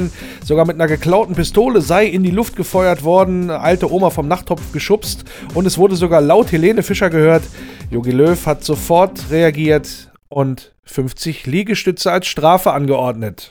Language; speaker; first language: German; native; German